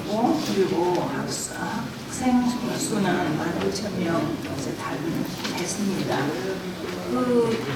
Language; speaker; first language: Korean; non-native, fluent; Vietnamese